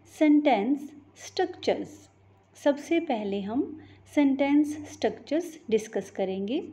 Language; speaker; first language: Hindi; native; Hindi